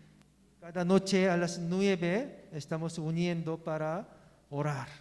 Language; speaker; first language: Spanish; non-native, learner; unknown